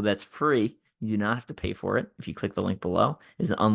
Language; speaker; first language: English; native; English